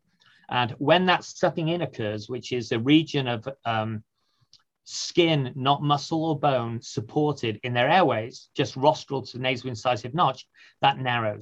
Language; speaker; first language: English; native; English